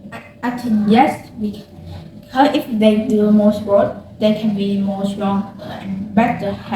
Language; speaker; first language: English; non-native, learner; Vietnamese